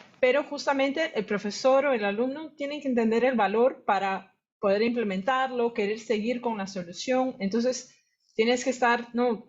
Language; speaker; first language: Spanish; early bilingual, heritage; Spanish